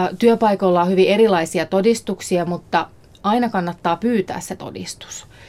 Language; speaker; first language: Finnish; native; Finnish